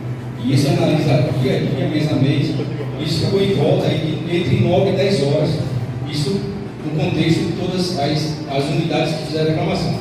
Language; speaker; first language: Portuguese; native; Portuguese